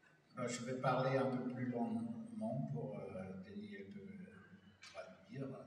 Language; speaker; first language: French; non-native, fluent; German